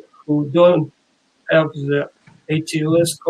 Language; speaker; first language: English; non-native, learner; Russian